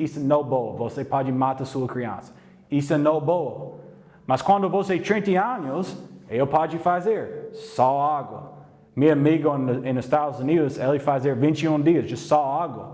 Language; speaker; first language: Portuguese; non-native, learner; English